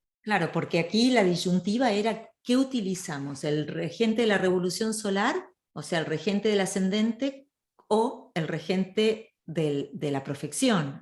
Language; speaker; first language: Spanish; native; Spanish